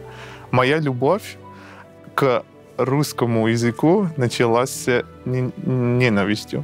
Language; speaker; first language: Russian; non-native, fluent; Persian